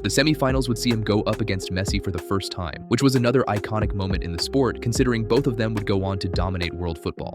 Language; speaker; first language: English; native; English